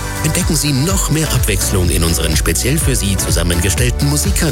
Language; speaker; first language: German; native; German